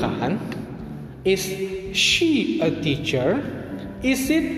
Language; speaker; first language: English; non-native, fluent; Indonesian